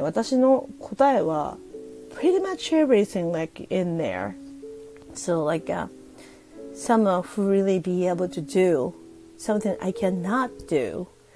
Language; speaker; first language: English; non-native, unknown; Japanese